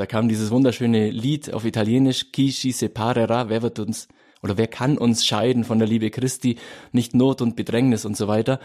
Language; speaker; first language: German; native; German